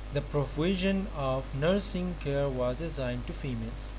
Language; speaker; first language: English; non-native, local second language; Urdu